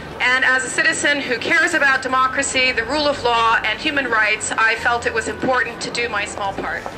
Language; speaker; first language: English; native; English